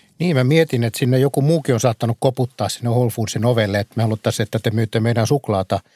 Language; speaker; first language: Finnish; native; Finnish